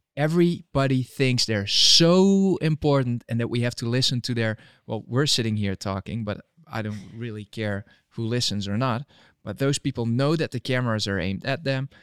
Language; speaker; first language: English; non-native, fluent; Dutch